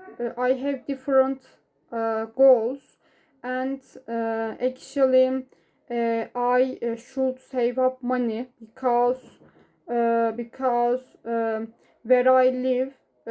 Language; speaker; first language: English; non-native, learner; Turkish